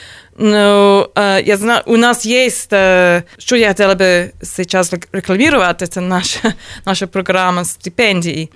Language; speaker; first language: Russian; non-native, learner; English